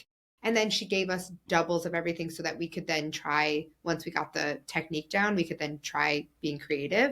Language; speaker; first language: English; native; English